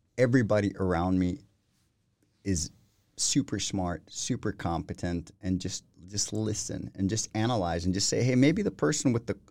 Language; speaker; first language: English; non-native, fluent; Spanish